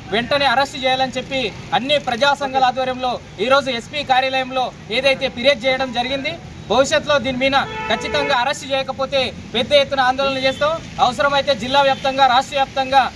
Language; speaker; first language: Telugu; native; Telugu